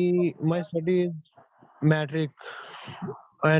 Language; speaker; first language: English; non-native, learner; Urdu